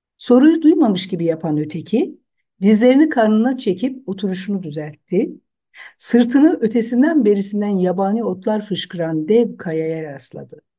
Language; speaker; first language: Turkish; non-native, local second language; Zaza